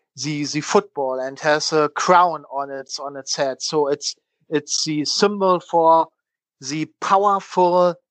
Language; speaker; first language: English; non-native, learner; German